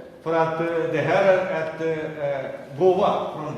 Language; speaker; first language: Swedish; non-native, fluent; Urdu